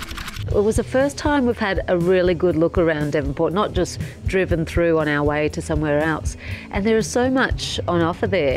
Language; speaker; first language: English; native; English